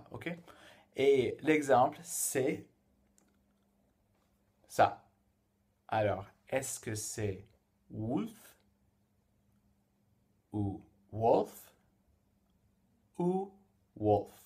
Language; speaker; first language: French; non-native, fluent; English